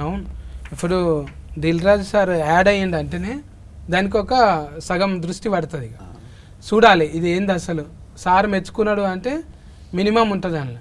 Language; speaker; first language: Telugu; native; Telugu